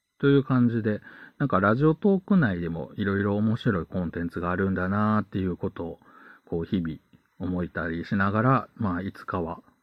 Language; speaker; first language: Japanese; native; Japanese